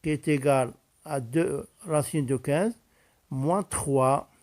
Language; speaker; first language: French; non-native, local second language; Arabic